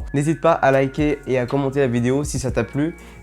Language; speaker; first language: French; native; French